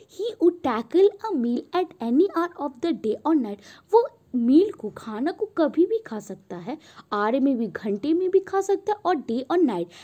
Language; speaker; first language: Hindi; native; Hindi